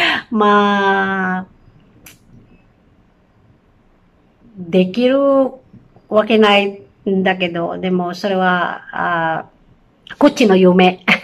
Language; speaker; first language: Japanese; non-native, learner; Filipino